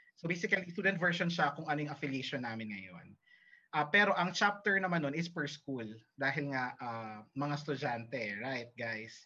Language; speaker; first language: Filipino; early bilingual, heritage; Filipino